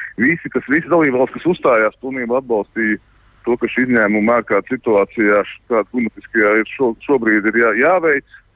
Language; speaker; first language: Latvian; native; Latvian